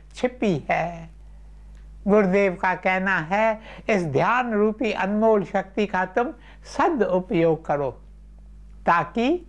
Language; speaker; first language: Urdu; non-native, local second language; Sindhi